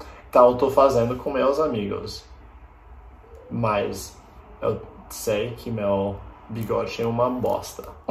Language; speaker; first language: Portuguese; non-native, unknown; English